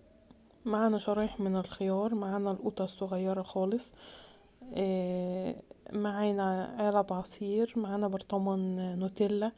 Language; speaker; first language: Arabic; native; Arabic